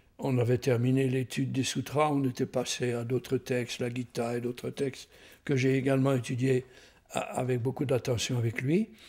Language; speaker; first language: French; native; French